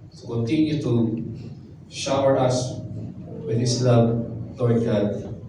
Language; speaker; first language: English; non-native, local second language; Filipino